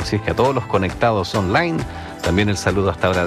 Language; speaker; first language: Spanish; native; Spanish